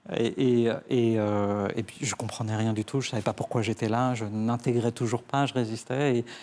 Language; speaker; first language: French; early bilingual, other home language; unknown